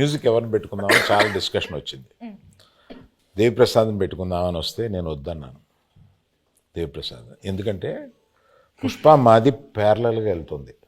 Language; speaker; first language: Telugu; native; Telugu